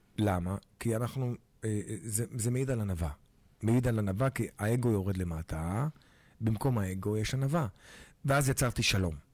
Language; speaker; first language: Hebrew; native; Hebrew